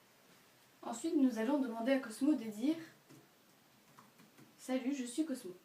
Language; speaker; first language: French; native; French